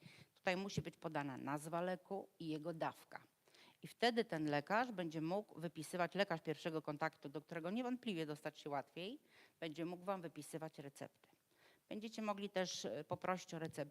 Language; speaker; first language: Polish; native; Polish